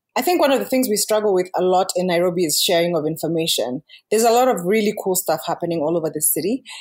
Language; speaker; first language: English; non-native, local second language; Kikuyu